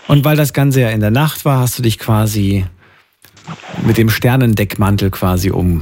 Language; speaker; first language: German; native; German